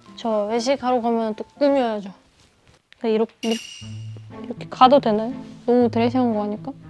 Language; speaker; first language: Korean; non-native, fluent; German